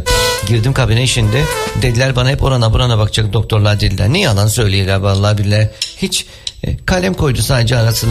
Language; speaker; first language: Turkish; native; Turkish